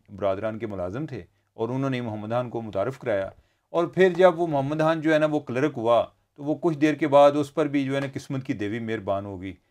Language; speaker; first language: Urdu; non-native, local second language; Punjabi